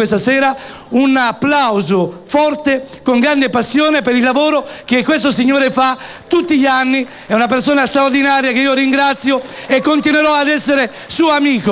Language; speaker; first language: Italian; native; Italian